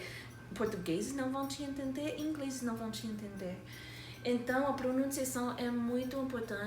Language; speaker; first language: Portuguese; non-native, fluent; English